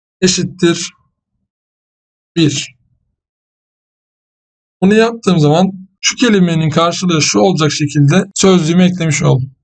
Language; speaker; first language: Turkish; native; Turkish